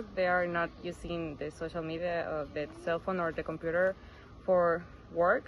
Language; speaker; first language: English; non-native, fluent; Spanish